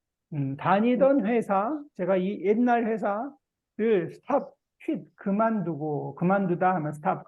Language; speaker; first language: Korean; native; Korean